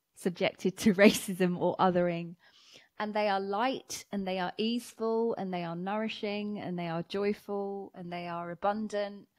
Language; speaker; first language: English; native; English